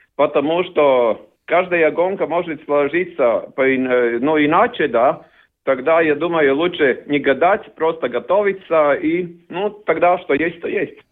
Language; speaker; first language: Russian; non-native, learner; Latvian